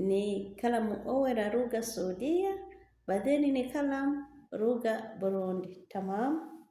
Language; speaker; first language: Arabic; non-native, learner; Rundi